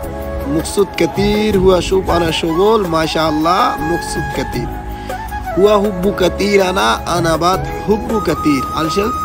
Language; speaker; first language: Arabic; non-native, learner; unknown